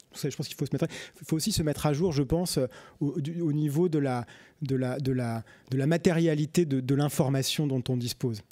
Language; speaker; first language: French; native; French